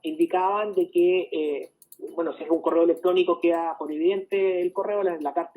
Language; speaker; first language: Spanish; native; Spanish